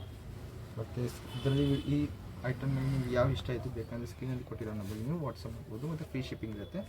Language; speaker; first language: Kannada; non-native, local second language; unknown